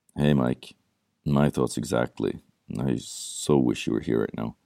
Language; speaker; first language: English; non-native, fluent; Swedish